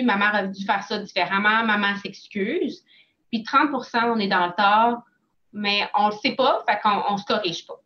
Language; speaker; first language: French; native; French